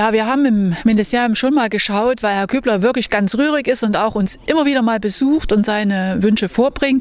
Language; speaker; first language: German; native; German